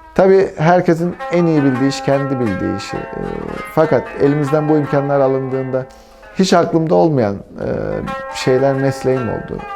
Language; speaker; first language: Turkish; native; Turkish